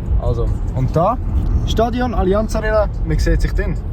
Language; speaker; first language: German; native; German